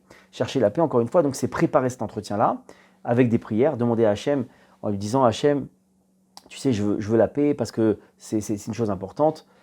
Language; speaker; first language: French; native; French